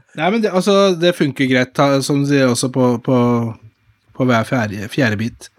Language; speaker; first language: Norwegian; native; Norwegian